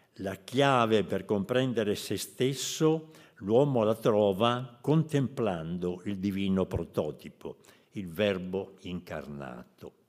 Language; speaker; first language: Italian; native; Italian